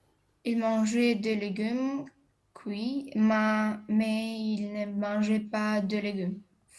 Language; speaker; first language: French; non-native, learner; Romanian